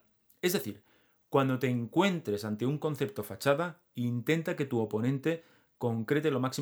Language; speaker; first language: Spanish; native; Spanish